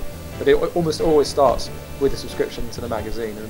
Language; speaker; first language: English; native; English